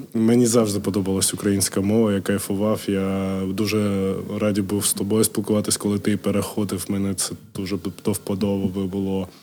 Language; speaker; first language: Ukrainian; non-native, local second language; Russian